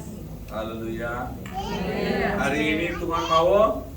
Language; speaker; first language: Indonesian; non-native, learner; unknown